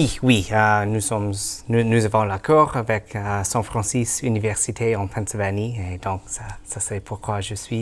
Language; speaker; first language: French; non-native, learner; English